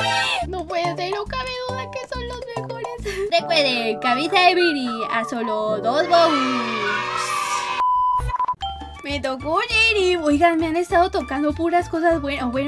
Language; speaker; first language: Spanish; native; Spanish